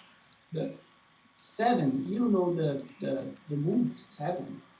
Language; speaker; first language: English; non-native, learner; Portuguese